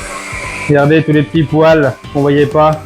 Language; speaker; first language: French; native; French